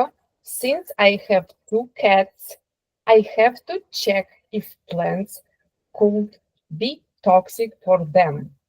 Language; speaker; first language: English; non-native, learner; Russian